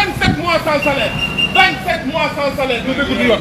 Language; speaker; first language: French; non-native, local second language; Wolof